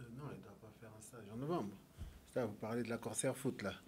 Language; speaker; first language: French; native; French